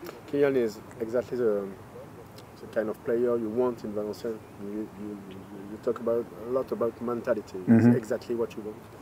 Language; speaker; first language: English; non-native, fluent; French